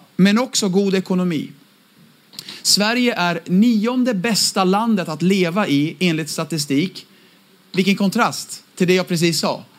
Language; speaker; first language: Swedish; early bilingual, other home language; Aramaic